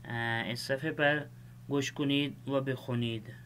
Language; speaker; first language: Persian; non-native, fluent; Urdu